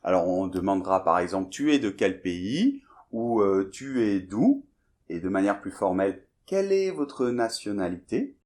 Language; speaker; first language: French; native; French